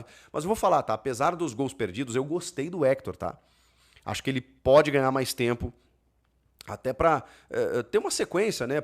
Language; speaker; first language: Portuguese; native; Portuguese